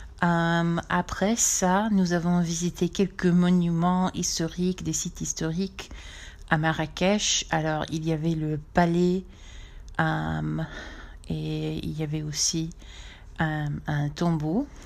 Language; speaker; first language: French; non-native, fluent; English